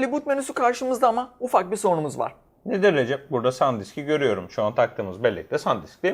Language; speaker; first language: Turkish; native; Turkish